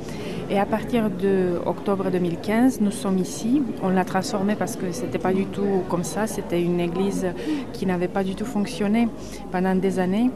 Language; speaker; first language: French; non-native, fluent; Romanian